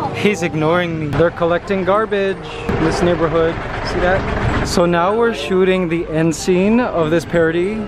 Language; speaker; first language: English; native; English